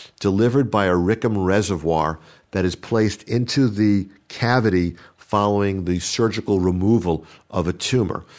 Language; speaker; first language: English; native; English